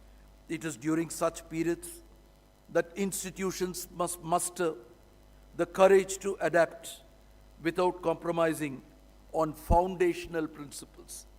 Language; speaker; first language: English; non-native, local second language; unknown